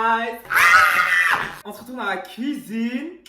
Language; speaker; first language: French; native; French